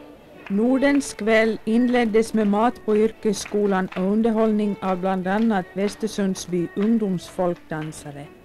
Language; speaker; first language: Swedish; native; Swedish